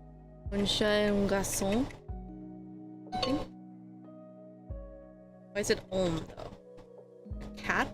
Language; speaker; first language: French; non-native, learner; English